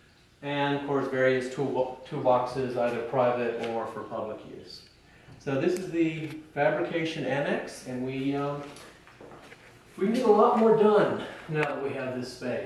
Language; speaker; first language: English; native; English